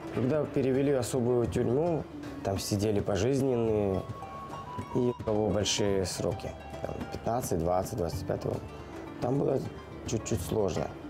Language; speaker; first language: Russian; non-native, local second language; Georgian